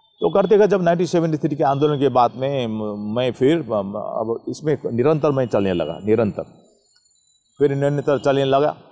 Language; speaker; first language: Hindi; non-native, local second language; Nepali